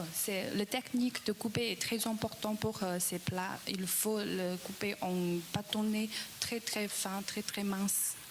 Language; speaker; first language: French; non-native, learner; Chinese